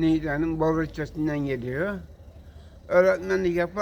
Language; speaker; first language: Turkish; native; Turkish